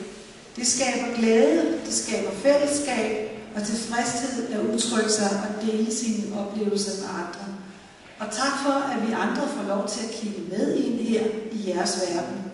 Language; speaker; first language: Danish; native; Danish